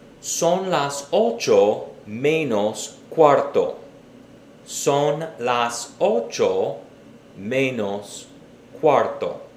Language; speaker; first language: Spanish; non-native, fluent; English